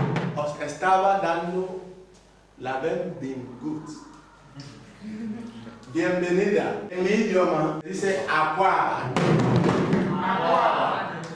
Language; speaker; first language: Spanish; non-native, fluent; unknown